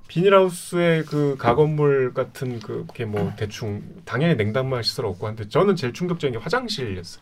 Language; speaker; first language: Korean; native; Korean